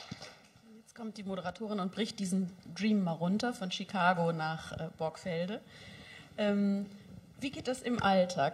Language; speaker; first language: German; native; German